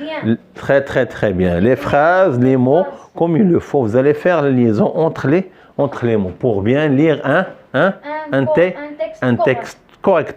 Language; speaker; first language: French; non-native, local second language; Arabic